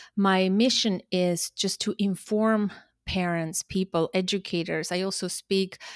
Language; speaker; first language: English; early bilingual, other home language; Armenian